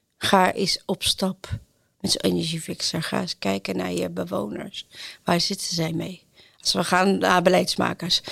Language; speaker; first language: Dutch; non-native, fluent; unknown